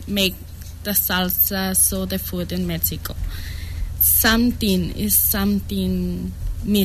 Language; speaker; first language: English; non-native, learner; Spanish